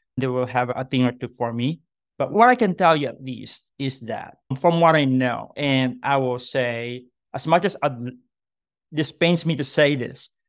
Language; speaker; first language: English; non-native, local second language; Filipino